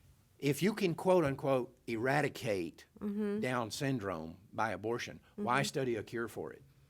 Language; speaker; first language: English; native; English